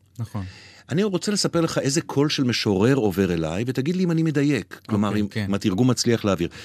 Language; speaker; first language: Hebrew; native; Hebrew